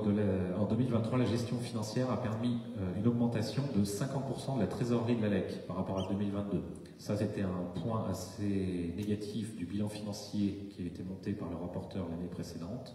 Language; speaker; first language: French; native; French